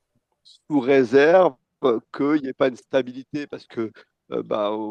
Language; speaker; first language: French; native; French